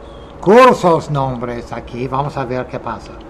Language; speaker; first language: Spanish; non-native, fluent; English